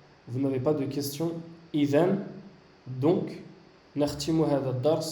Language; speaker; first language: French; native; French